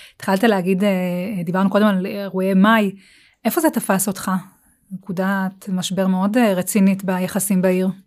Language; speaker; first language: Hebrew; native; Hebrew